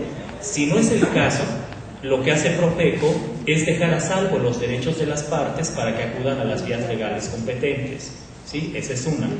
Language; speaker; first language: Spanish; native; Spanish